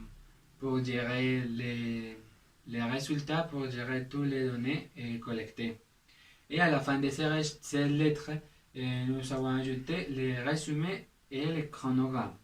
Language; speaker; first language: French; non-native, learner; Spanish